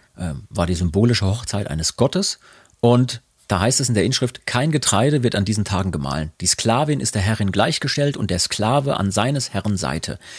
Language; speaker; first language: German; native; German